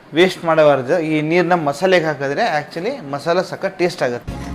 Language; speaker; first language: Kannada; native; Kannada